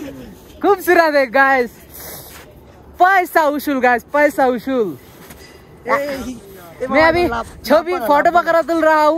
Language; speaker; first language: Hindi; non-native, learner; Bangla